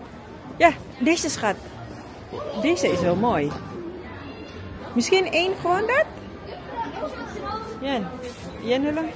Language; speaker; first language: Dutch; non-native, learner; Cebuano